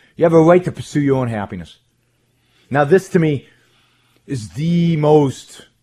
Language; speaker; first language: English; non-native, fluent; Hebrew